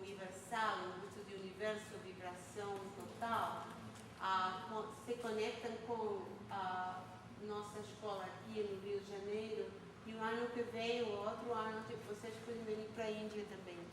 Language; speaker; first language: Portuguese; non-native, fluent; Spanish